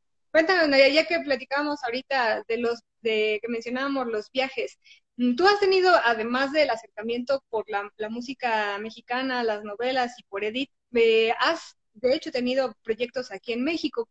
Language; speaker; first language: Spanish; native; Spanish